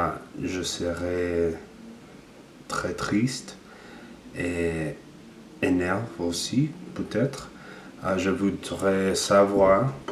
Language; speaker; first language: French; non-native, learner; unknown